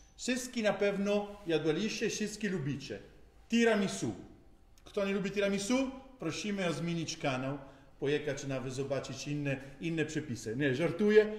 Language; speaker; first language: Polish; non-native, learner; Italian